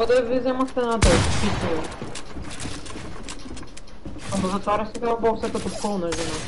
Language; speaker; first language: Bulgarian; native; Bulgarian